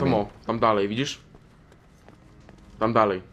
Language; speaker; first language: Polish; native; Polish